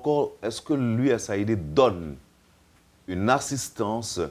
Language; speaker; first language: French; native; French